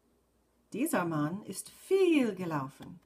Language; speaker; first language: German; non-native, fluent; English